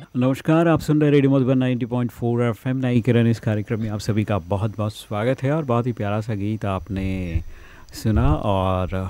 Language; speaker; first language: Hindi; native; Hindi